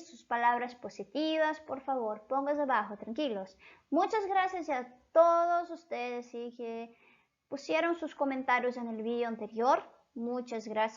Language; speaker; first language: Spanish; non-native, fluent; Portuguese